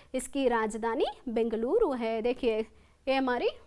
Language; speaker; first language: Hindi; non-native, local second language; Kannada